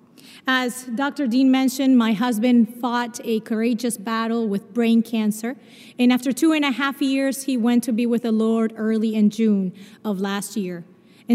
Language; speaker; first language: English; non-native, fluent; Spanish